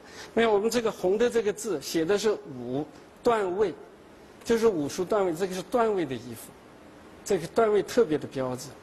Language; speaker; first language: Chinese; native; Chinese